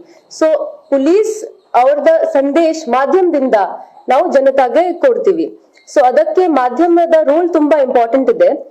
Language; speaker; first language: Kannada; non-native, fluent; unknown